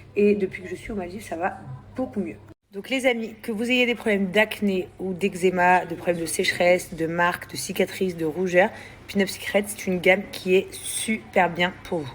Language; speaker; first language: French; early bilingual, other home language; English